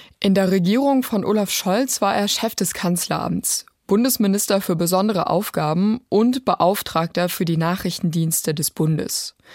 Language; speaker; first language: German; native; German